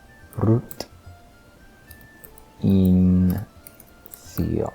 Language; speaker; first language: Welsh; non-native, learner; English